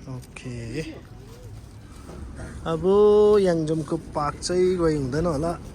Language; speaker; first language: Nepali; non-native, local second language; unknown